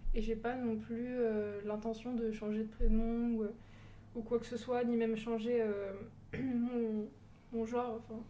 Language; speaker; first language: French; early bilingual, other home language; Portuguese